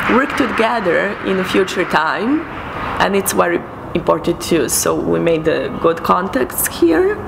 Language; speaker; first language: English; non-native, fluent; Serbian